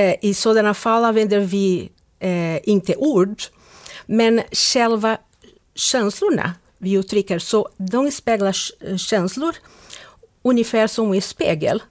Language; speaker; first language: Swedish; non-native, fluent; Portuguese